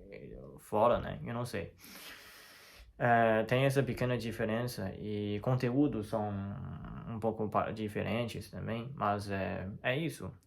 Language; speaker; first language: Portuguese; non-native, fluent; Chinese